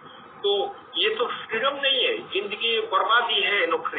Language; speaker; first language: Hindi; non-native, fluent; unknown